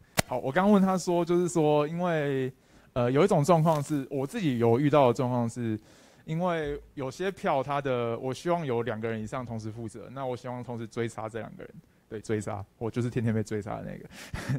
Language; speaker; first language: Chinese; native; Chinese